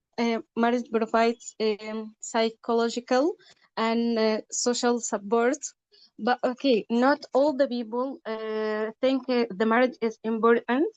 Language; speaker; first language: English; non-native, learner; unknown